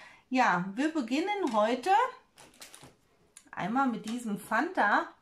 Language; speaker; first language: German; native; German